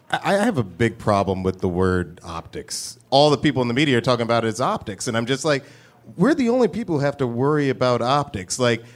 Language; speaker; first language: English; native; English